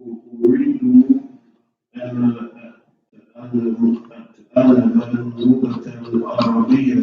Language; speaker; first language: Arabic; non-native, learner; English